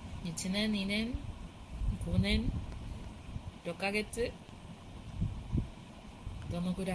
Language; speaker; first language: Japanese; non-native, learner; Spanish